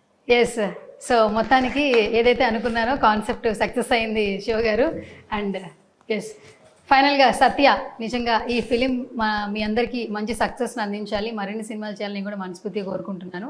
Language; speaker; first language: Telugu; native; Telugu